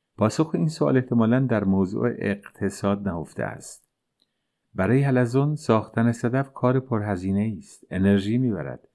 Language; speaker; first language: Persian; native; Persian